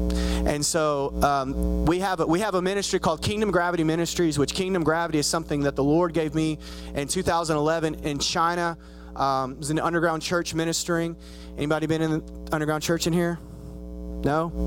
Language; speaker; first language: English; native; English